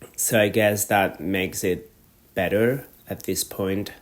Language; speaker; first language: English; non-native, fluent; Catalan